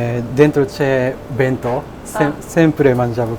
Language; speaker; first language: Italian; non-native, learner; Japanese